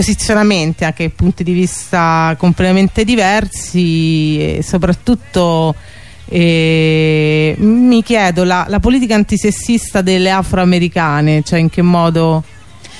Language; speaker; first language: Italian; native; Italian